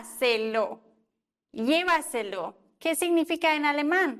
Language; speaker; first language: Spanish; non-native, fluent; German